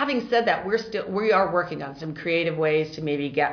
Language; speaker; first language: English; native; English